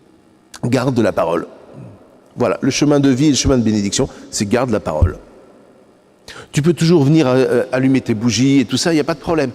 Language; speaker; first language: French; native; French